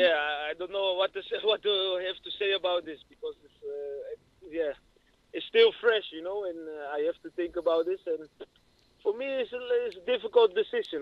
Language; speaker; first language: English; non-native, learner; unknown